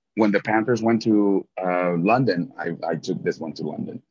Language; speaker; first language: English; early bilingual, other home language; Spanish